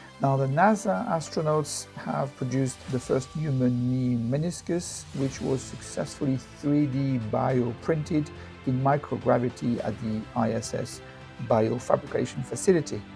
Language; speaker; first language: English; non-native, fluent; French